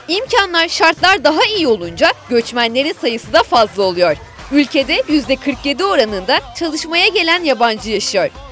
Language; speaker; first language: Turkish; native; Turkish